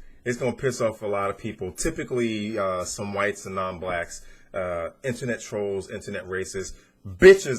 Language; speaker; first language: English; native; English